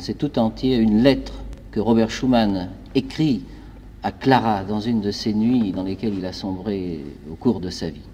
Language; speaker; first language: French; native; French